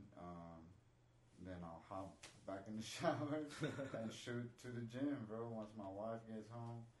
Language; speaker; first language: English; non-native, fluent; Spanish